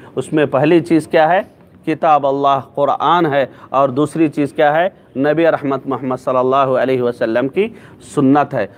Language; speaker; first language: Urdu; native; Urdu